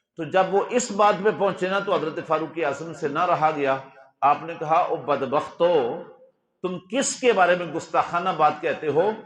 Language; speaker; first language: Urdu; non-native, local second language; Punjabi